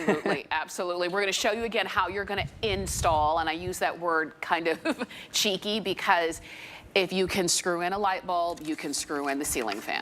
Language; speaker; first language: English; native; English